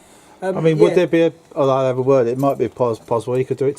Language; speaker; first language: English; native; English